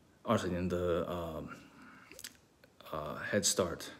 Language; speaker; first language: Chinese; early bilingual, heritage; Chinese